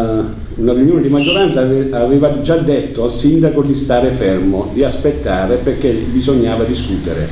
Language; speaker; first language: Italian; native; Italian